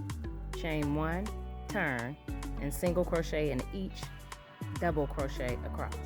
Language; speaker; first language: English; native; English